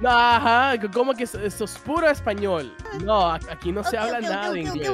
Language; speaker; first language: Spanish; native; Spanish